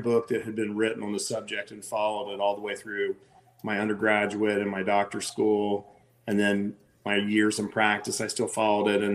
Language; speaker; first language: English; native; English